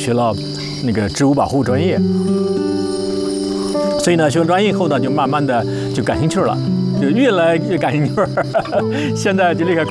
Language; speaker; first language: Chinese; native; Chinese